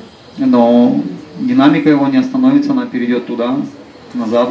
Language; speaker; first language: Russian; native; Russian